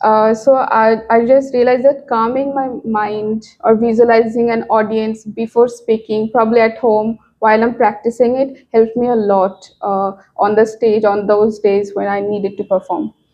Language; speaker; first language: English; non-native, local second language; Bangla